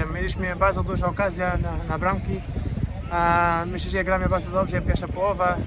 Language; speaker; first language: Polish; non-native, learner; Portuguese